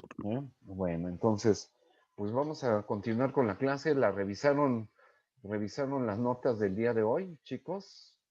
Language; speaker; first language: Spanish; native; Spanish